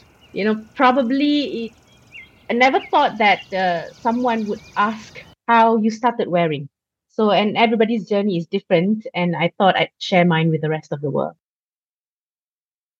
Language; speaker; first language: English; non-native, local second language; Malay